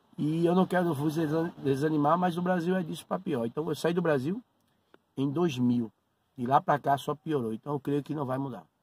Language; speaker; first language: Portuguese; native; Portuguese